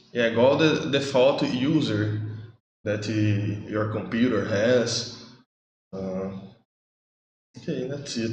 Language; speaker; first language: English; non-native, learner; Portuguese